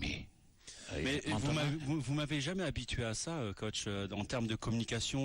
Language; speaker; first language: French; native; French